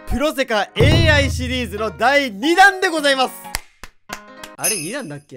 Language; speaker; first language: Japanese; native; Japanese